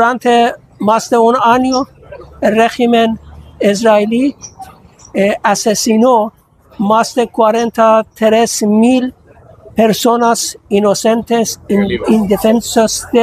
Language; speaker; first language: Spanish; non-native, fluent; Persian